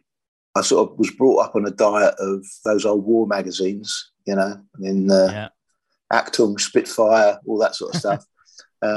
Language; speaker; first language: English; native; English